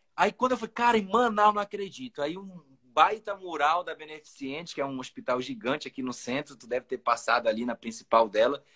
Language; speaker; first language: Portuguese; native; Portuguese